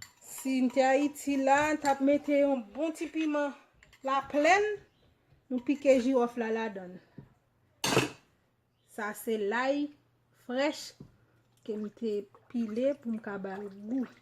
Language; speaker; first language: French; non-native, local second language; Haitian Creole